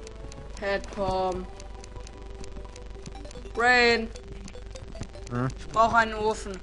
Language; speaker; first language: German; native; German